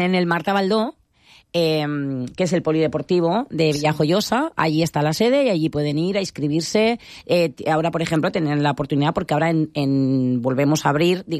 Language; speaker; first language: Spanish; native; Spanish